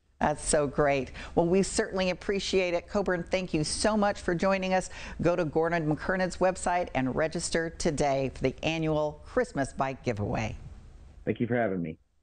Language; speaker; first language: English; native; English